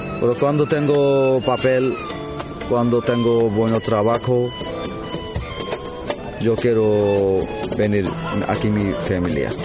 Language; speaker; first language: Spanish; non-native, learner; Bangla